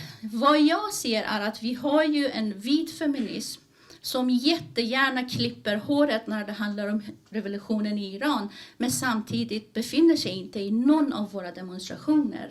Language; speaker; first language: Swedish; early bilingual, other home language; Persian